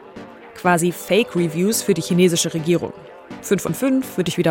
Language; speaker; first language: German; native; German